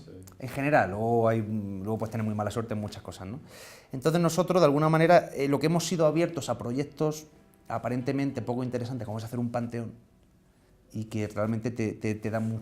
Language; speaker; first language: Spanish; native; Spanish